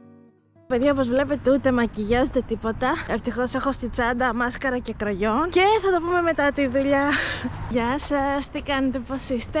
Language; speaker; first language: Greek; native; Greek